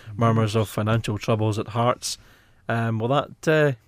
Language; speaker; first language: English; native; English